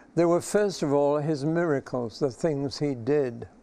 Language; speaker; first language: English; native; English